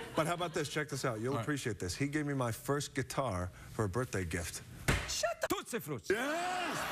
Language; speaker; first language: English; native; English